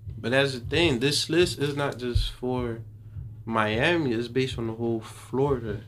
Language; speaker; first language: English; early bilingual, other home language; Haitian Creole